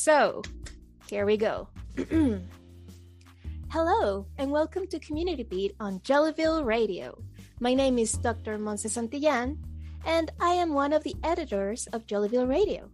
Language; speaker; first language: English; non-native, fluent; Spanish